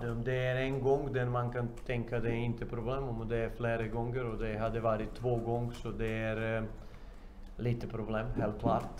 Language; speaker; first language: Swedish; non-native, fluent; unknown